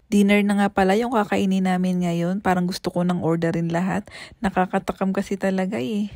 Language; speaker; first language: Filipino; native; Filipino